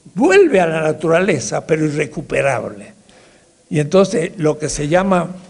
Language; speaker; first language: Spanish; native; Spanish